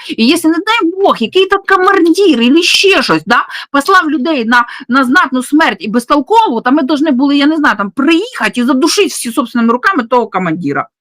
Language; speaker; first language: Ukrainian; non-native, local second language; Russian